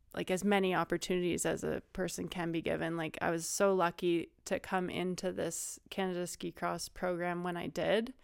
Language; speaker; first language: English; native; English